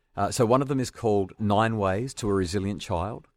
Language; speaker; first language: English; native; English